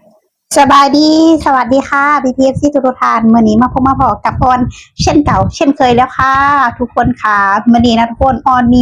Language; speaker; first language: Thai; non-native, local second language; Lao